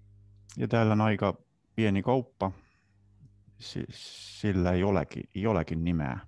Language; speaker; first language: Finnish; non-native, learner; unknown